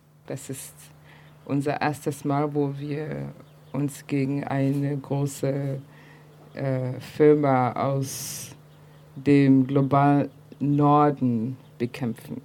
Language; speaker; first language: German; early bilingual, other home language; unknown